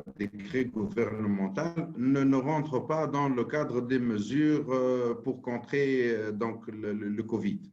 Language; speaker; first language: French; non-native, local second language; Arabic